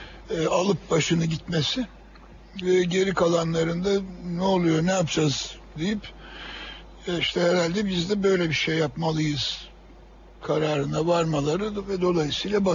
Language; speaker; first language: Turkish; native; Turkish